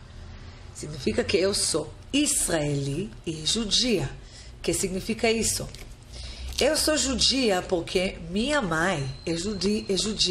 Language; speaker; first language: Portuguese; non-native, fluent; Hebrew